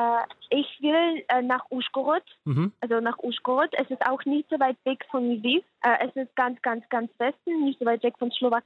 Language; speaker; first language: German; non-native, fluent; Ukrainian